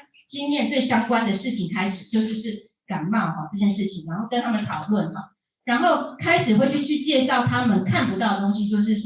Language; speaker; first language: Chinese; native; Chinese